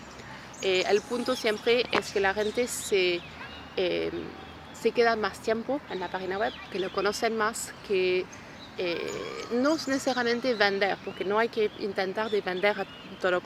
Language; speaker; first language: Spanish; non-native, fluent; French